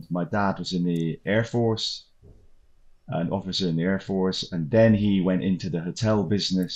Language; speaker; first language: English; native; English